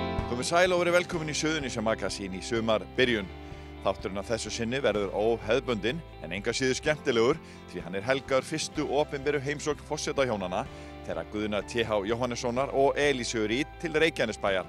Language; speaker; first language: Icelandic; native; Icelandic